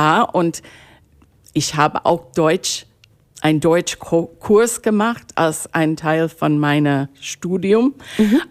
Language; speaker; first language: German; non-native, fluent; English